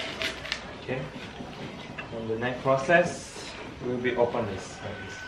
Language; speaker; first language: English; non-native, learner; Balinese